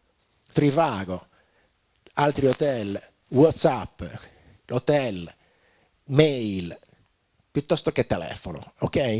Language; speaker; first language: Italian; native; Italian